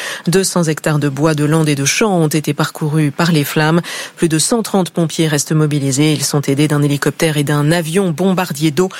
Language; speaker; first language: French; native; French